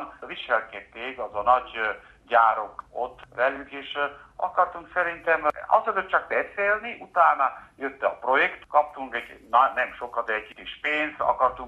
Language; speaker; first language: Hungarian; non-native, fluent; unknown